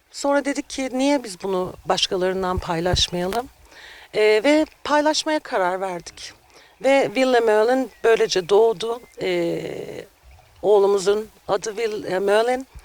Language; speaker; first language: Turkish; native; Turkish